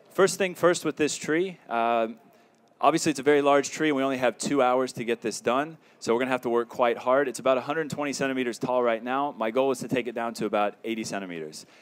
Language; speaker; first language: English; native; English